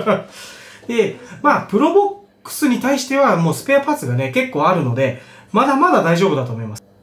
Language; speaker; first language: Japanese; native; Japanese